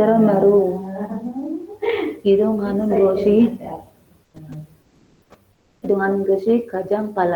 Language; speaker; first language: Korean; non-native, learner; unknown